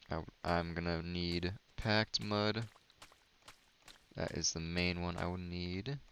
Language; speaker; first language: English; native; English